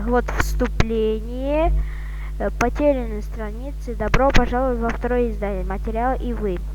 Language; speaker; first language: Russian; non-native, local second language; Kazakh